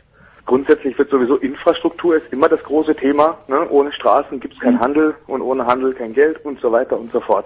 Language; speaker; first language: German; native; German